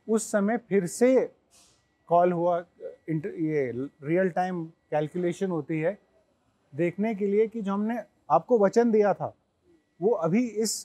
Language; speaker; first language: Hindi; native; Hindi